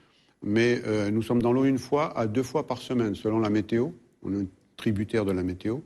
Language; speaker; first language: French; native; French